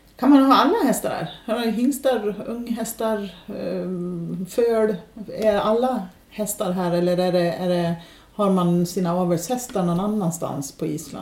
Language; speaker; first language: Swedish; native; Swedish